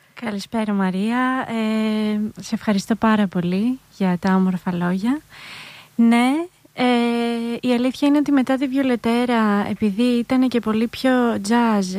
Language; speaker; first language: Greek; native; Greek